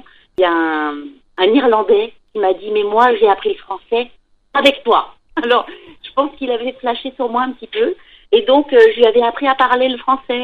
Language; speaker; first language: French; native; French